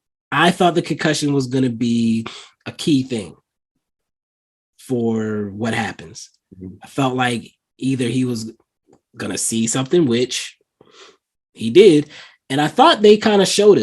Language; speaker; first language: English; native; English